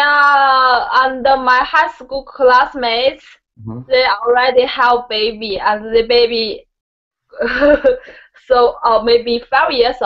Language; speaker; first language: English; non-native, learner; Chinese